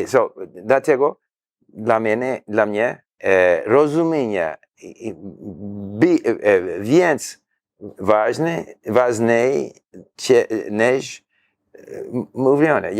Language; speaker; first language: Polish; non-native, learner; English